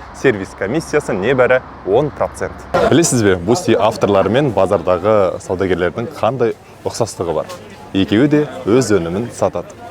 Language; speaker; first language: Kazakh; native; Kazakh